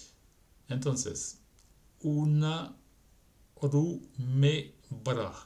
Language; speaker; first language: Spanish; non-native, fluent; French